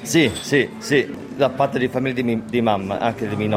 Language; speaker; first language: Italian; early bilingual, heritage; English